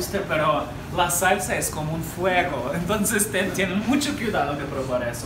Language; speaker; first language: Spanish; non-native, fluent; Ukrainian